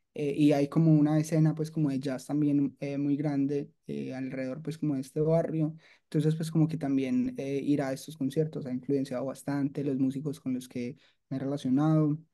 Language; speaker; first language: Spanish; native; Spanish